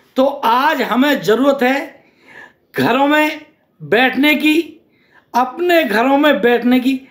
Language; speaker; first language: Hindi; native; Hindi